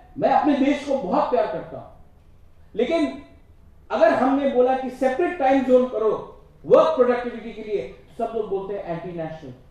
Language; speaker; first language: Hindi; non-native, local second language; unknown